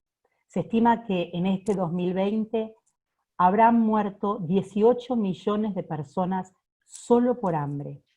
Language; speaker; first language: Spanish; native; Spanish